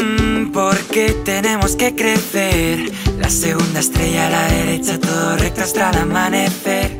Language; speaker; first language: Spanish; native; Spanish